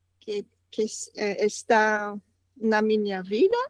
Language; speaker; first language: Portuguese; non-native, learner; Dutch